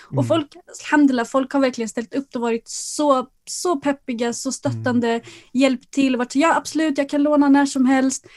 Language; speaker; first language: Swedish; early bilingual, other home language; Arabic